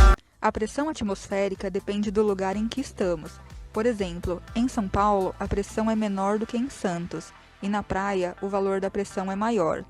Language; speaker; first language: Portuguese; native; Portuguese